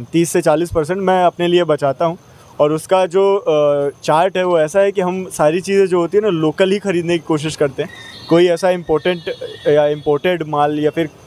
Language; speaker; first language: Hindi; native; Hindi